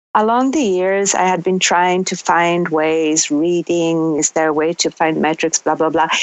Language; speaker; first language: English; non-native, fluent; Italian